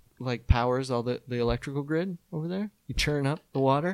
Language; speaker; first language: English; native; English